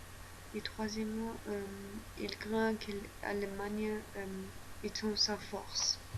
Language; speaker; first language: French; non-native, learner; German